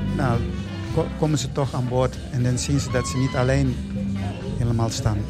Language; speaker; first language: Dutch; non-native, fluent; Portuguese